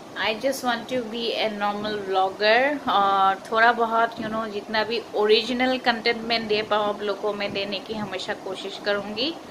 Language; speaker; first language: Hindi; non-native, local second language; Assamese